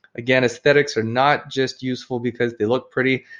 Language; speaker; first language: English; native; English